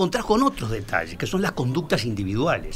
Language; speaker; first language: Spanish; native; Spanish